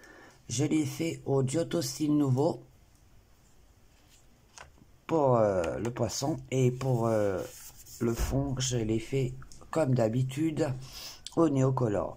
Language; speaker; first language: French; native; French